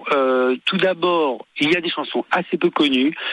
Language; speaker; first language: French; native; French